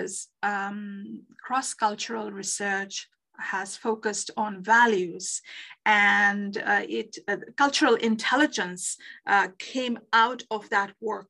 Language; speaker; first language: English; non-native, local second language; Bangla